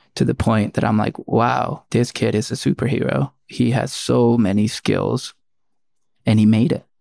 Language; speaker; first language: English; early bilingual, other home language; Spanish